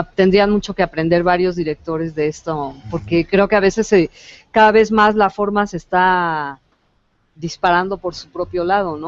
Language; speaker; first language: Spanish; native; Spanish